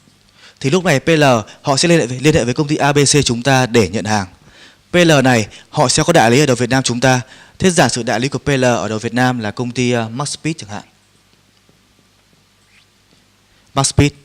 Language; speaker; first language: Vietnamese; native; Vietnamese